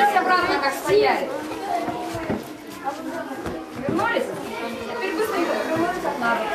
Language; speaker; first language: Russian; native; Russian